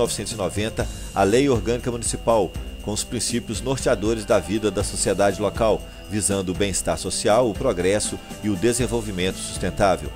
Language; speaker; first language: Portuguese; native; Portuguese